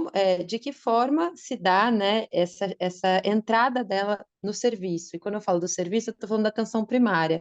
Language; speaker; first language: Portuguese; native; Portuguese